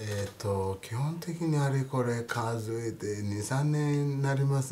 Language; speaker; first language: Japanese; non-native, fluent; Yoruba